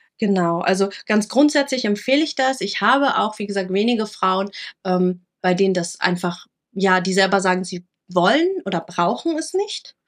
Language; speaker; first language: German; early bilingual, other home language; Vietnamese